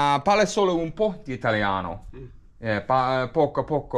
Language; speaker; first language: Italian; non-native, learner; English